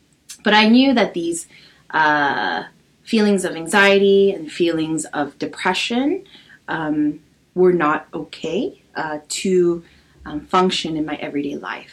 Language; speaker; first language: English; native; English